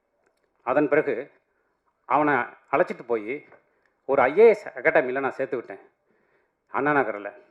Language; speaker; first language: Tamil; native; Tamil